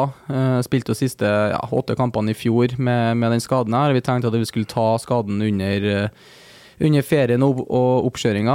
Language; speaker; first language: Norwegian; native; Norwegian